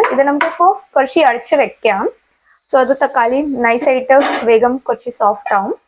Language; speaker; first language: Malayalam; non-native, fluent; Hindi